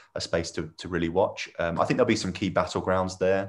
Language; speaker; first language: English; native; English